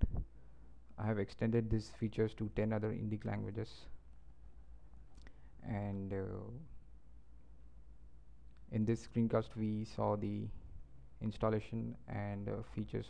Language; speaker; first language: English; non-native, local second language; Marathi